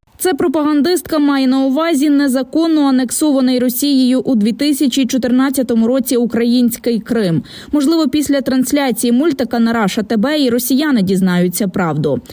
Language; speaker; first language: Ukrainian; native; Ukrainian